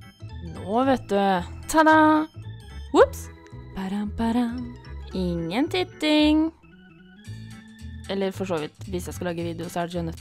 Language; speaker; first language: Norwegian; native; Norwegian